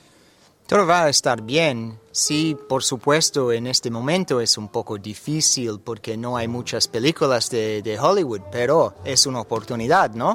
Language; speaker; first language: Spanish; non-native, learner; English